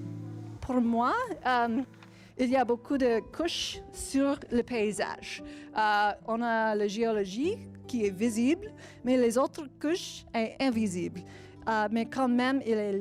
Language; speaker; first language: French; non-native, learner; English